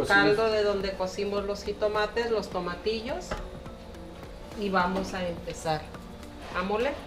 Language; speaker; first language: Spanish; native; Spanish